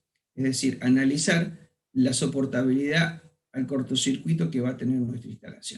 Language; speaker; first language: Spanish; native; Spanish